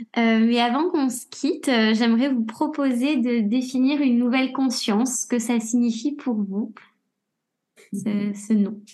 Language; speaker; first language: French; native; French